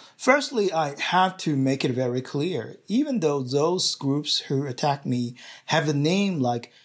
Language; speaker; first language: English; non-native, fluent; Chinese